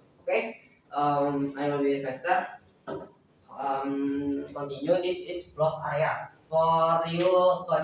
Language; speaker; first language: English; non-native, learner; Indonesian